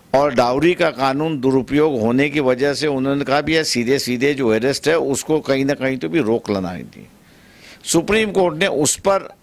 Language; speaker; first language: Hindi; non-native, local second language; Marathi